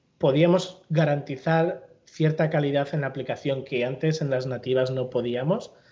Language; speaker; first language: Spanish; native; Spanish